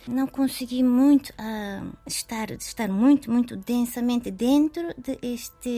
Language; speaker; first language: Portuguese; non-native, learner; Japanese